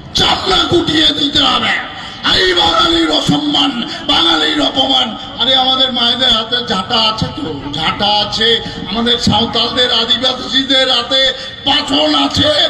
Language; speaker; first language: Bangla; non-native, local second language; Santali